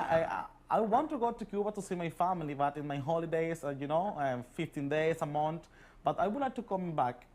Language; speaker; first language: English; non-native, learner; Spanish